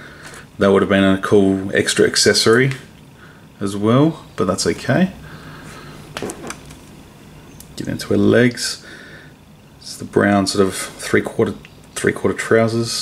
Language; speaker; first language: English; native; English